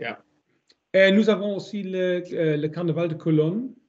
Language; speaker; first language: French; non-native, learner; German